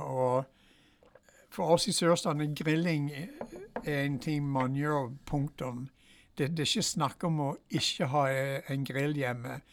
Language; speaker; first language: Norwegian; non-native, fluent; English